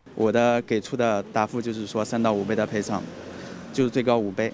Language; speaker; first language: Chinese; native; Chinese